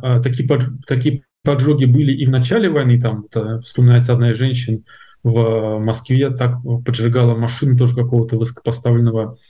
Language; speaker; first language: Russian; native; Russian